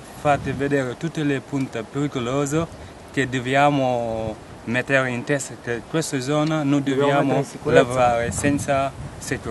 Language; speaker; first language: Italian; non-native, learner; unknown